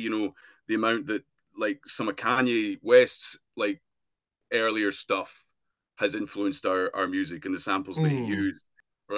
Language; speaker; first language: English; native; English